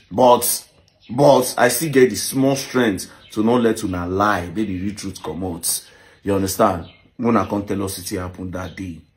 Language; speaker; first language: Nigerian Pidgin; native; Nigerian Pidgin